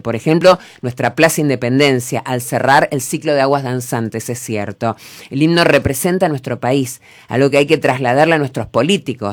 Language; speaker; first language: Spanish; native; Spanish